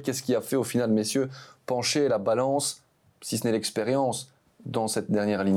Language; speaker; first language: French; native; French